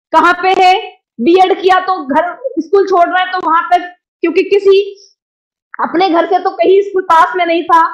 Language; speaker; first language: Hindi; native; Hindi